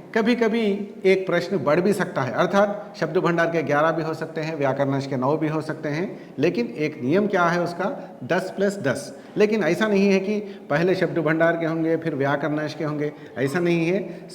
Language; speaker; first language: Hindi; non-native, local second language; Telugu